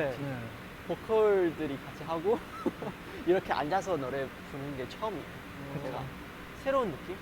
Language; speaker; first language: Korean; non-native, learner; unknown